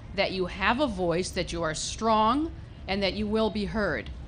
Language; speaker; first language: English; native; English